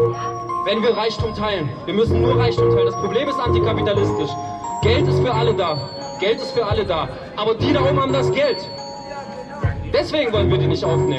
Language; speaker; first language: German; native; German